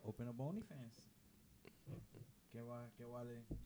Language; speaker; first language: Spanish; early bilingual, heritage; Spanish